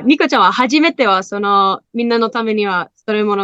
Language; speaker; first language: Japanese; non-native, learner; English